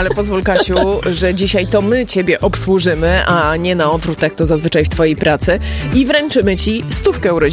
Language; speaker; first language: Polish; native; Polish